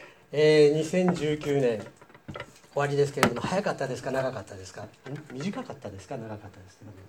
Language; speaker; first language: Japanese; native; Japanese